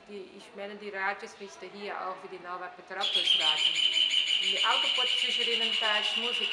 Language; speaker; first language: German; early bilingual, heritage; German